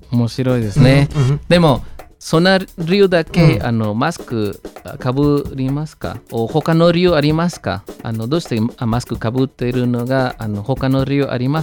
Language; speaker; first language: Japanese; non-native, learner; Spanish